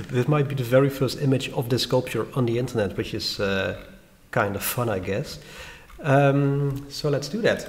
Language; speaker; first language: English; non-native, fluent; Dutch